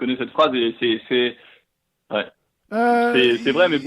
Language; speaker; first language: French; native; French